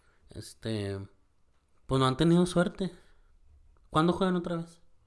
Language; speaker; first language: Spanish; early bilingual, heritage; Spanish